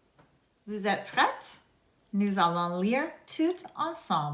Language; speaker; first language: French; non-native, fluent; English